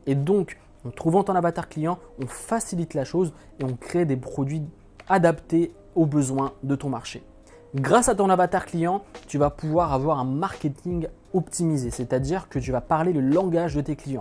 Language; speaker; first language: French; native; French